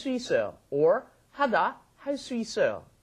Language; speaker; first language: Korean; non-native, fluent; English